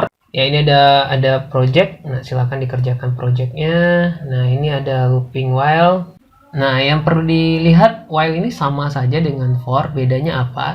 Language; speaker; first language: Indonesian; native; Indonesian